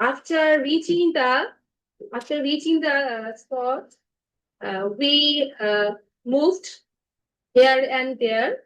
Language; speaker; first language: English; non-native, learner; Bangla